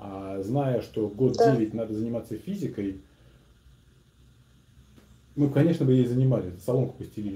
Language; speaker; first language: Russian; native; Russian